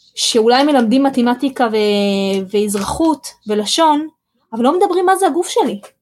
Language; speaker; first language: Hebrew; early bilingual, other home language; Russian